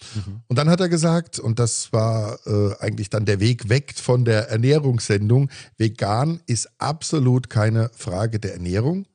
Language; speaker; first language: German; native; German